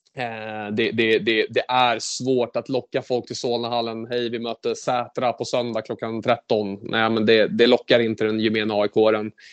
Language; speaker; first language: Swedish; native; Swedish